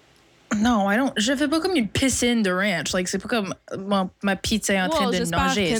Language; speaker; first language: French; non-native, local second language; English